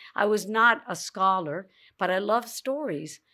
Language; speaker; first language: English; early bilingual, other home language; Spanish